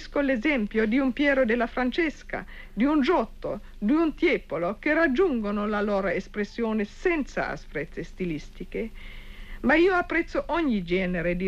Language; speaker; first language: Italian; non-native, fluent; Czech